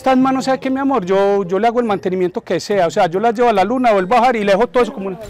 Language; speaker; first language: Spanish; native; Spanish